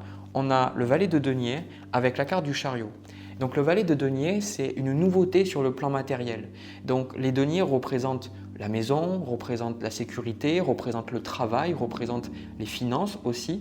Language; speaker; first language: French; native; French